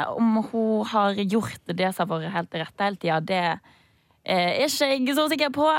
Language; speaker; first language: Norwegian; early bilingual, heritage; Norwegian